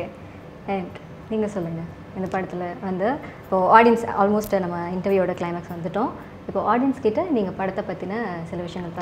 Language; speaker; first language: Tamil; native; Tamil